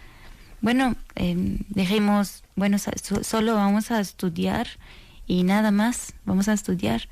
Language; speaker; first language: Spanish; non-native, learner; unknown